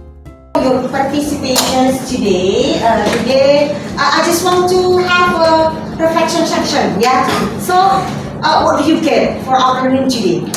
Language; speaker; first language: English; non-native, fluent; Javanese